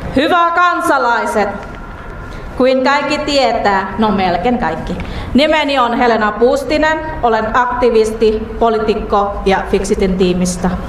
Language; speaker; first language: Finnish; non-native, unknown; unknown